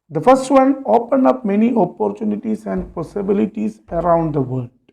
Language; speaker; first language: English; non-native, local second language; Malayalam